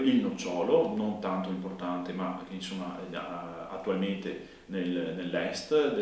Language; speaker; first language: Italian; native; Italian